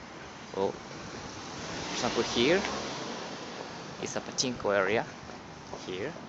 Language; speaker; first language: English; non-native, learner; Spanish